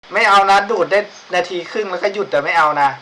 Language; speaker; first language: Thai; native; Thai